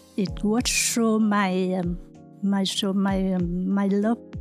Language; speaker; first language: English; non-native, learner; Vietnamese